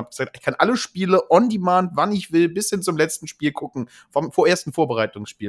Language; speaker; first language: German; native; German